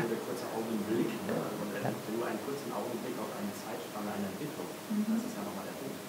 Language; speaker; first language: German; native; German